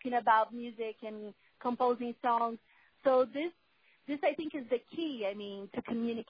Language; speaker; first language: English; non-native, fluent; Portuguese